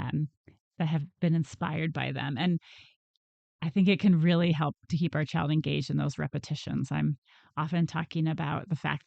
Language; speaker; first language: English; native; English